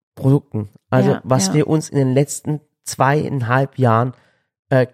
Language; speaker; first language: German; native; German